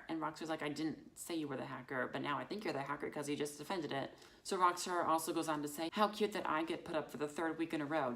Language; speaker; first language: English; native; English